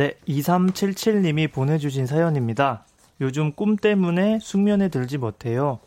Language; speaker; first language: Korean; native; Korean